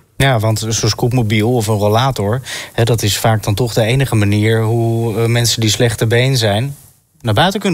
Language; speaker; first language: Dutch; native; Dutch